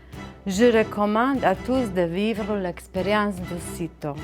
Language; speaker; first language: French; non-native, fluent; Bosnian